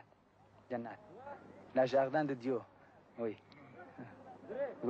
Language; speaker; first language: French; non-native, learner; Persian